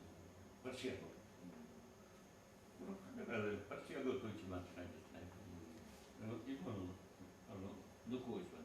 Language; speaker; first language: Japanese; non-native, learner; Urdu